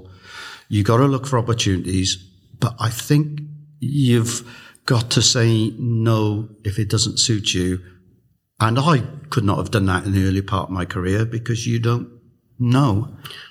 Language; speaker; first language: English; native; English